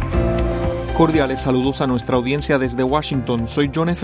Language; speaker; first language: Spanish; native; Spanish